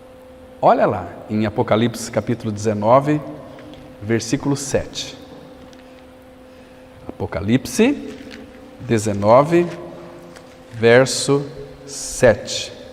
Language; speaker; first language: Portuguese; native; Portuguese